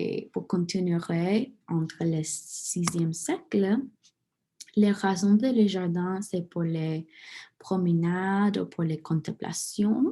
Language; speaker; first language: French; non-native, learner; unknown